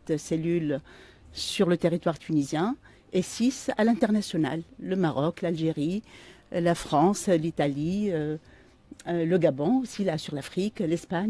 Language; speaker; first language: French; non-native, local second language; Arabic